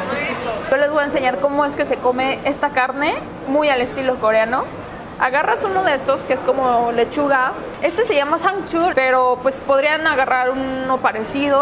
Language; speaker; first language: Spanish; early bilingual, other home language; Korean